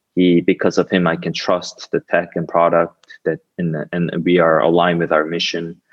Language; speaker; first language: English; non-native, fluent; Korean